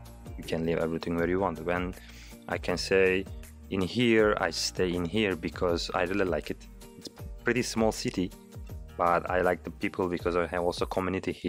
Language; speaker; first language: English; non-native, learner; Turkish